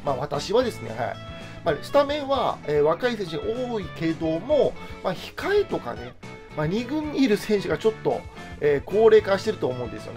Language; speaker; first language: Japanese; native; Japanese